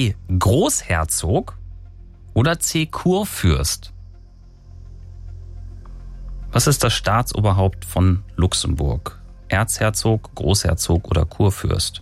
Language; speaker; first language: German; native; German